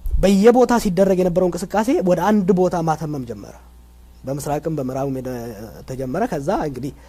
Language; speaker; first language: Amharic; non-native, local second language; Oromo